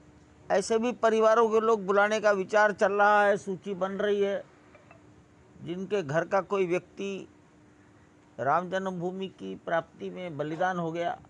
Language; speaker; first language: Hindi; native; Hindi